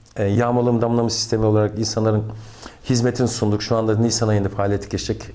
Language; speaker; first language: Turkish; native; Turkish